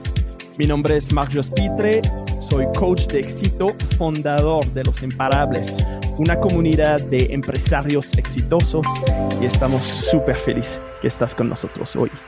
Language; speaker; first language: Spanish; non-native, fluent; French